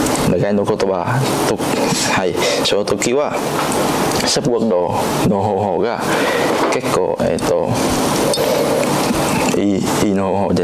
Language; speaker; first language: Japanese; non-native, learner; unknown